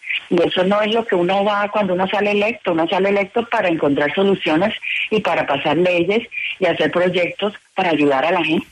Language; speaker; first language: Spanish; native; Spanish